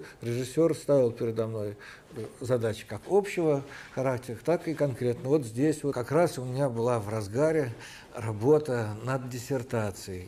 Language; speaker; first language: Russian; native; Russian